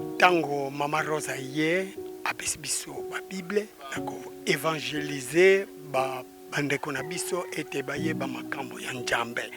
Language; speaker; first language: Lingala; non-native, local second language; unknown